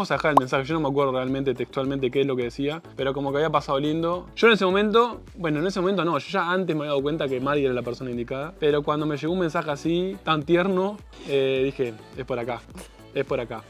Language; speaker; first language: Spanish; native; Spanish